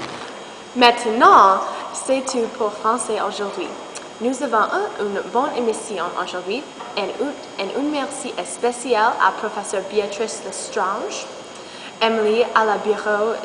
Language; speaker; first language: French; non-native, learner; English